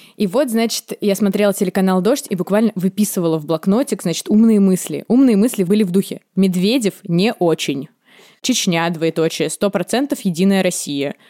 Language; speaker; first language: Russian; native; Russian